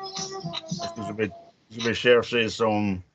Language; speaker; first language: French; non-native, fluent; English